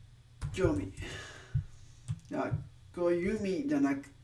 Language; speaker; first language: Japanese; non-native, learner; English